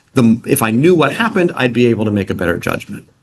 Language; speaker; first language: English; native; English